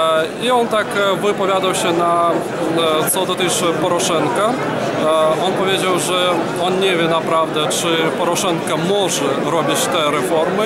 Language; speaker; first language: Polish; non-native, fluent; Ukrainian